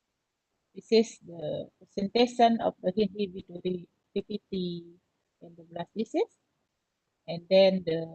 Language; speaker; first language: English; non-native, learner; Indonesian